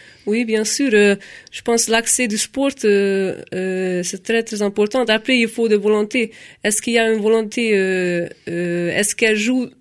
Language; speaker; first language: French; non-native, fluent; Hungarian